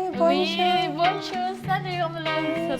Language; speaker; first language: French; non-native, learner; Tibetan